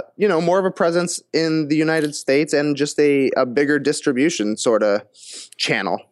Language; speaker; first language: English; native; English